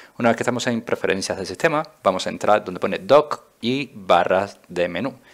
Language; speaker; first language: Spanish; native; Spanish